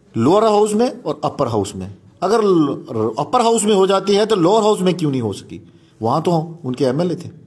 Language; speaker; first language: Hindi; non-native, local second language; Dogri